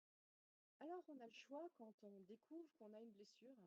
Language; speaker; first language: French; native; French